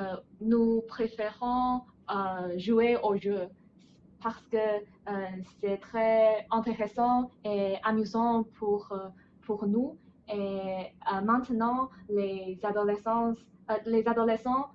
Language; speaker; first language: French; non-native, learner; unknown